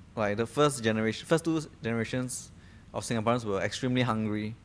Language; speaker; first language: English; native; English